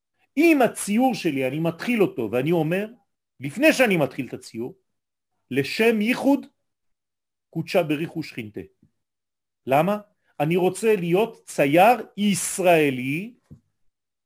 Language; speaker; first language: Hebrew; non-native, fluent; French